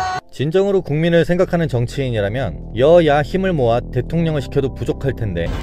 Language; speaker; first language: Korean; native; Korean